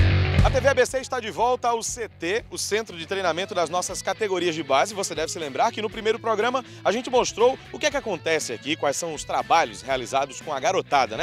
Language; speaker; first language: Portuguese; native; Portuguese